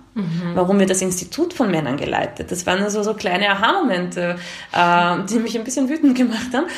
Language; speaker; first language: German; early bilingual, other home language; Hungarian